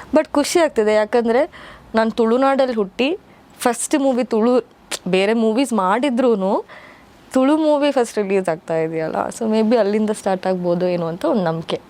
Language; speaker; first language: Kannada; non-native, local second language; Malayalam